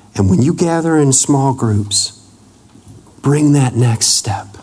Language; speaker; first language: English; native; English